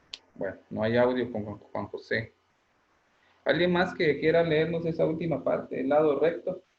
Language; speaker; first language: Spanish; native; Spanish